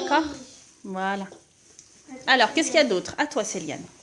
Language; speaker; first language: French; native; French